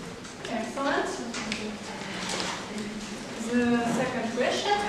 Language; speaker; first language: English; non-native, learner; Kazakh